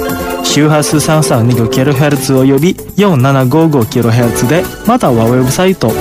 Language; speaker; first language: Japanese; non-native, fluent; Indonesian